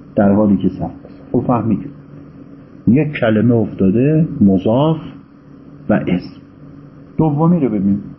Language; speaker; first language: Persian; native; Persian